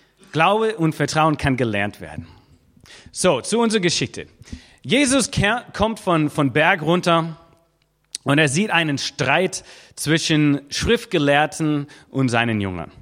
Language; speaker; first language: German; non-native, fluent; English